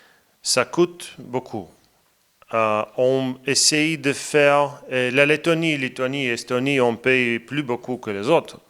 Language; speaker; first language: French; non-native, fluent; Latvian